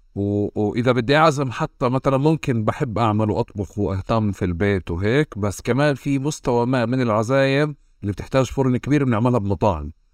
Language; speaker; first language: Arabic; native; Arabic